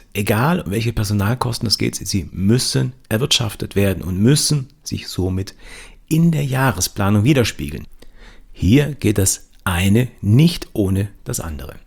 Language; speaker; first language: German; native; German